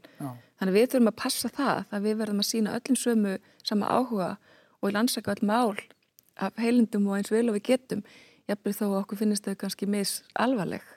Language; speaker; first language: Icelandic; native; Icelandic